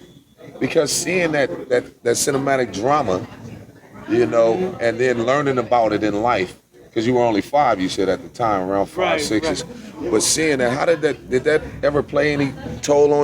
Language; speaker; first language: English; native; English